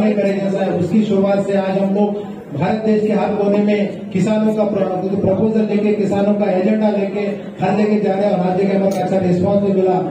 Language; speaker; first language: Hindi; non-native, local second language; Telugu